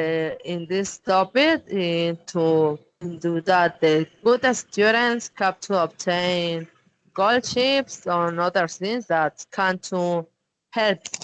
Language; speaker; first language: English; non-native, learner; Spanish